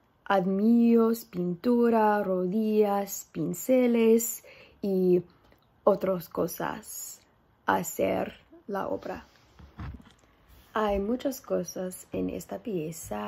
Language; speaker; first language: Spanish; non-native, learner; English